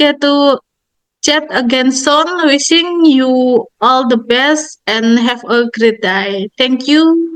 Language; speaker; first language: English; non-native, learner; Indonesian